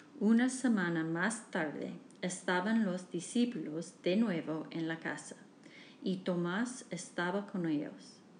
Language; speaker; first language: Spanish; non-native, learner; English